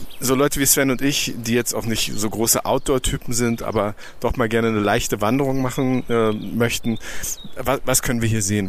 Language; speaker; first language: German; native; German